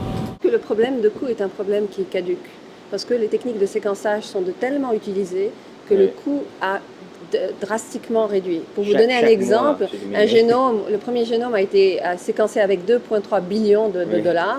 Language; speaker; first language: French; native; French